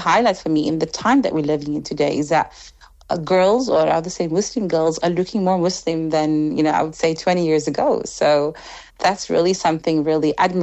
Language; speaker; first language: English; non-native, fluent; Arabic